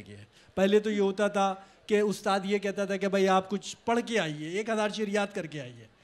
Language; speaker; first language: Hindi; native; Hindi